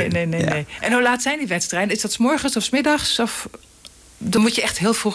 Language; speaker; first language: Dutch; native; Dutch